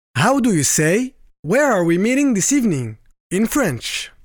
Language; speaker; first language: English; non-native, fluent; French